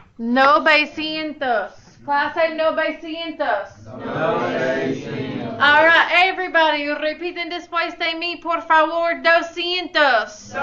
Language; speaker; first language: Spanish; non-native, fluent; English